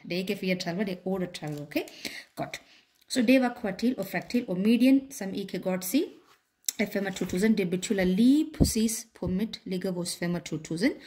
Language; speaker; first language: Danish; non-native, fluent; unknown